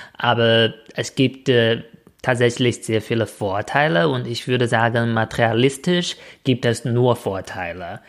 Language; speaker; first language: German; non-native, fluent; Chinese